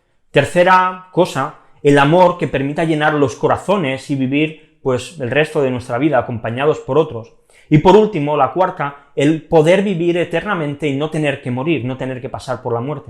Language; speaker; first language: Spanish; native; Spanish